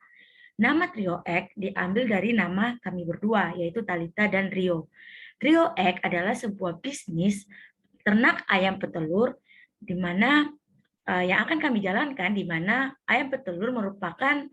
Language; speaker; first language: Indonesian; native; Indonesian